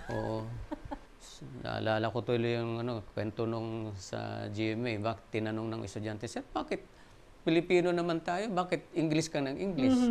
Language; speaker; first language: Filipino; non-native, local second language; Waray